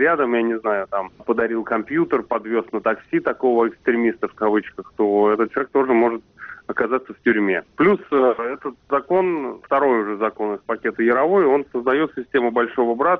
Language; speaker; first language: Russian; native; Russian